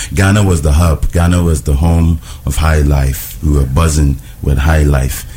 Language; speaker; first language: English; non-native, local second language; Ewe